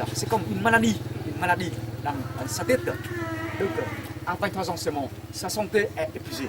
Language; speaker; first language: French; non-native, fluent; Vietnamese